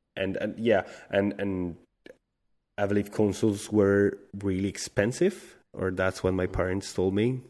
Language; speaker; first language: English; non-native, fluent; Spanish